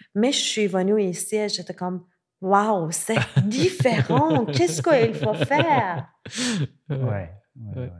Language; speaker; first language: French; non-native, learner; Persian